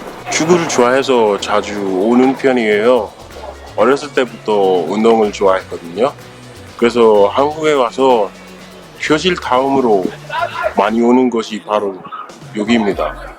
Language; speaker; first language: Korean; non-native, fluent; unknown